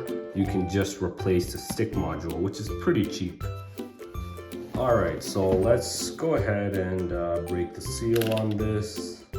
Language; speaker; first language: English; native; English